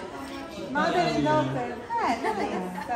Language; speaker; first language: English; non-native, learner; Italian